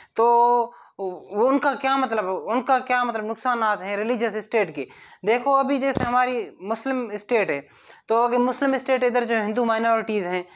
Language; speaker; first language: Urdu; non-native, local second language; Sindhi